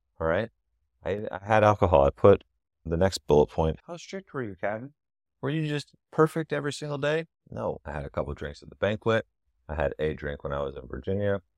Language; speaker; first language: English; native; English